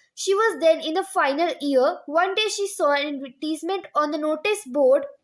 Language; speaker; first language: English; non-native, local second language; Punjabi